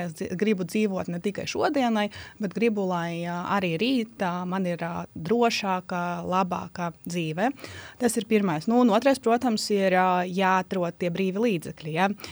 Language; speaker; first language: Latvian; non-native, local second language; Russian